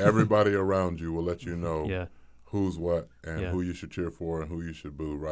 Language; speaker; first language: English; native; English